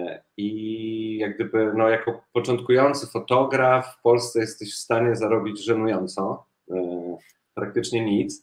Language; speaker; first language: Polish; native; Polish